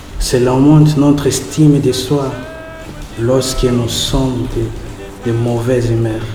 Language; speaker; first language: French; non-native, learner; Kongo